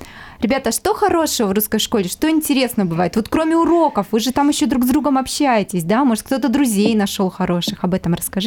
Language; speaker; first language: Russian; native; Russian